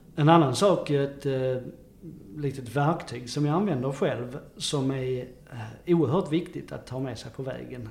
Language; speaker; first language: Swedish; native; Swedish